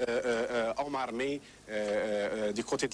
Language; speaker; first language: French; non-native, local second language; Arabic